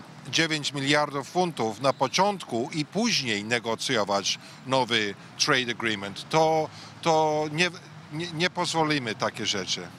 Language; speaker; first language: Polish; early bilingual, heritage; English